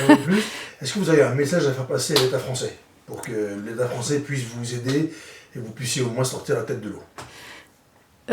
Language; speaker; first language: French; native; French